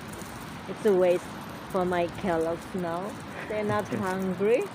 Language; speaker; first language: English; non-native, local second language; Filipino